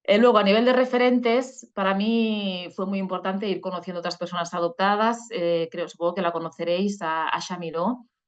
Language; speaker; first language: Spanish; non-native, local second language; Catalan